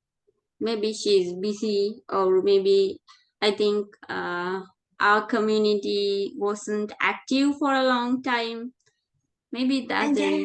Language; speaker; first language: English; non-native, fluent; Sinhala